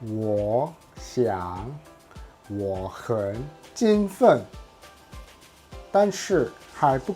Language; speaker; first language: Chinese; non-native, learner; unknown